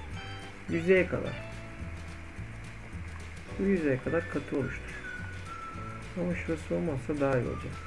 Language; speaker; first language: Turkish; native; Turkish